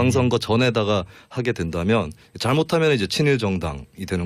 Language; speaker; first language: Korean; native; Korean